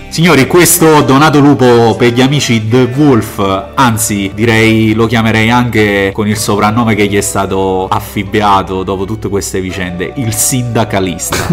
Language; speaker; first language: Italian; native; Italian